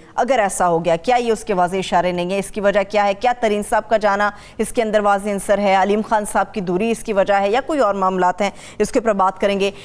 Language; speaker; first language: Urdu; native; Urdu